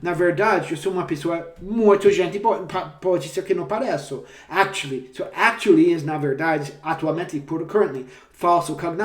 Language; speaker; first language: Portuguese; non-native, fluent; English